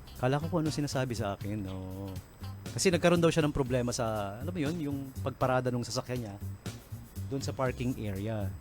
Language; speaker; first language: Filipino; native; Filipino